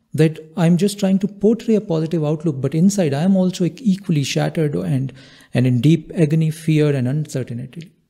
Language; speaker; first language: English; non-native, local second language; Hindi